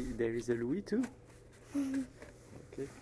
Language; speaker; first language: English; non-native, fluent; French